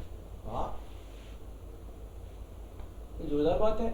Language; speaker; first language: Hindi; native; Hindi